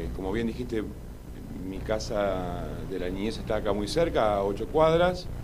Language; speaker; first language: Spanish; native; Spanish